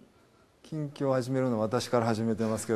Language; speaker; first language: Japanese; native; Japanese